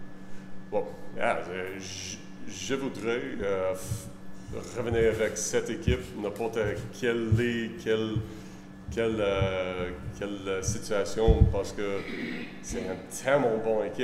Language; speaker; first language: French; non-native, learner; English